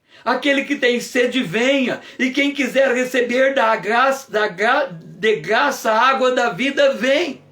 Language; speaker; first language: Portuguese; native; Portuguese